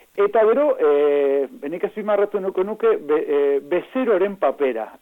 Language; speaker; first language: Basque; non-native, fluent; Spanish